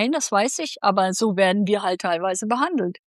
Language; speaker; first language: German; native; German